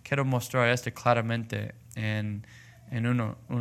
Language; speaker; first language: Spanish; non-native, learner; English